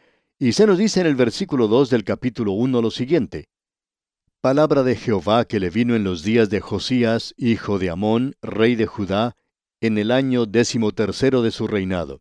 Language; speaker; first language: Spanish; native; Spanish